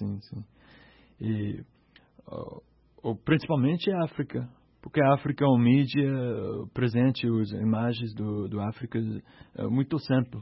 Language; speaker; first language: Portuguese; non-native, learner; English